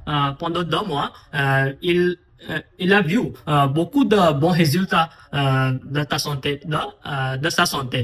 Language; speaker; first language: French; non-native, fluent; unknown